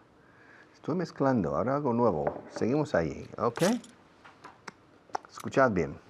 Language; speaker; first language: Spanish; non-native, fluent; English